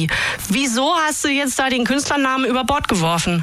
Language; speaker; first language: German; native; German